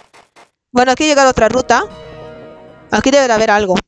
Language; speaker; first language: Spanish; native; Spanish